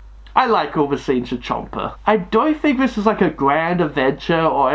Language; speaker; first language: English; native; English